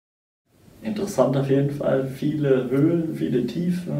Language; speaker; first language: German; native; German